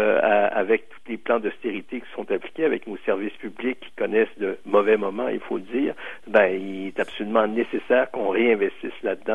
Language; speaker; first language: French; native; French